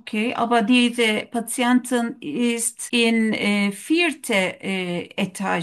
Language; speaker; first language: German; non-native, learner; Turkish